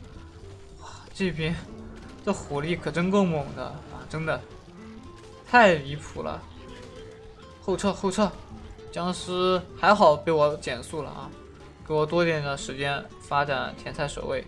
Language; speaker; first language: Chinese; native; Chinese